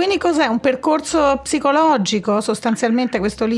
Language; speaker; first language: Italian; native; Italian